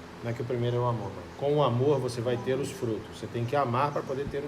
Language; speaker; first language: Portuguese; native; Portuguese